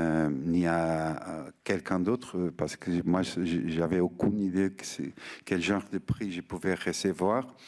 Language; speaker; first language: French; non-native, fluent; Portuguese